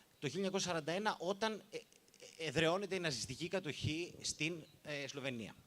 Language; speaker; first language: Greek; native; Greek